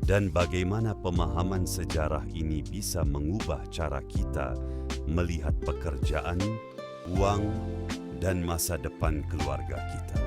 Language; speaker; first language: Indonesian; native; Indonesian